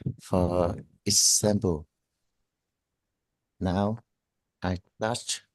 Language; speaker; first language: English; non-native, learner; Vietnamese